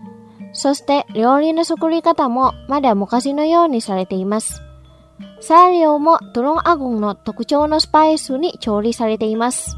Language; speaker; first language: Japanese; non-native, fluent; Indonesian